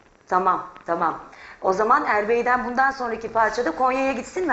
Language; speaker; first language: Turkish; native; Turkish